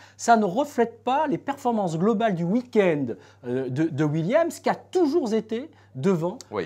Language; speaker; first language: French; native; French